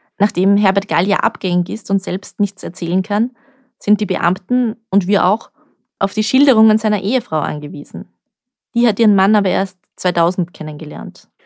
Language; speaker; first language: German; native; German